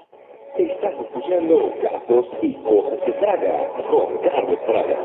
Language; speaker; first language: Spanish; native; Spanish